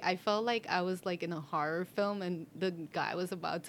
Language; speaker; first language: English; non-native, fluent; Spanish